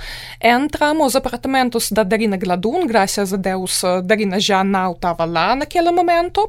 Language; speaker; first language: Portuguese; non-native, fluent; Ukrainian